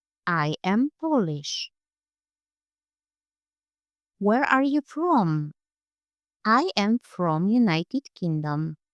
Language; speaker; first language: English; non-native, fluent; Polish